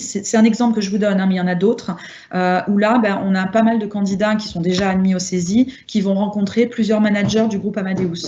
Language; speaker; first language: French; native; French